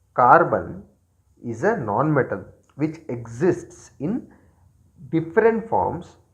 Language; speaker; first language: English; non-native, local second language; Kannada